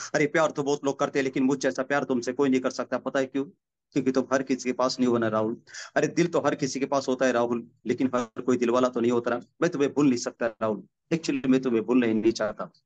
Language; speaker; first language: Hindi; non-native, local second language; Marathi